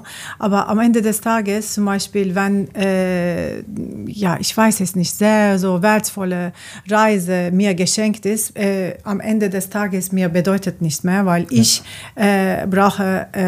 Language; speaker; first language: German; non-native, learner; Turkish